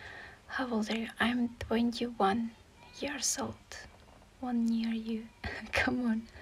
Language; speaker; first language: English; non-native, learner; Ukrainian